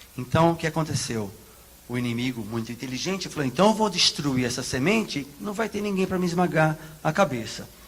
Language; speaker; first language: Portuguese; native; Portuguese